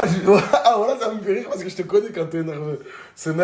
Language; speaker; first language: French; native; French